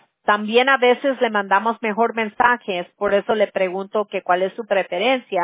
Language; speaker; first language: Spanish; early bilingual, heritage; Spanish